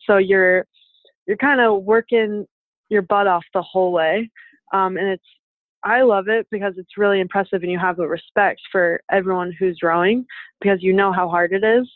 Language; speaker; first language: English; native; English